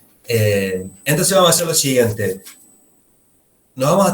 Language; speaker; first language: Spanish; native; Spanish